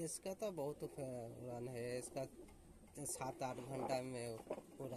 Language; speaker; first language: Hindi; non-native, local second language; Bangla